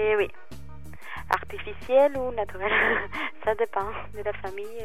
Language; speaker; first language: French; non-native, fluent; Spanish